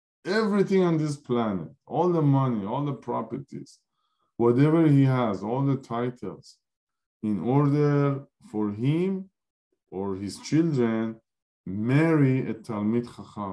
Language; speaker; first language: English; non-native, fluent; Persian